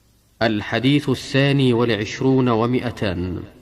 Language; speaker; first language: Arabic; native; Arabic